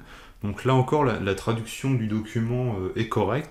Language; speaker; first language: French; native; French